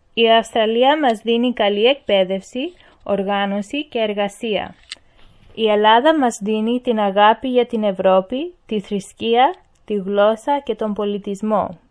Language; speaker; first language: Greek; early bilingual, heritage; Greek